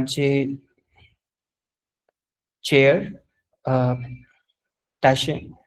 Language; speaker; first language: German; non-native, learner; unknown